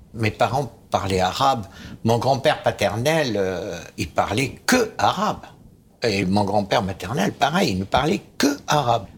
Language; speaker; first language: French; early bilingual, other home language; Arabic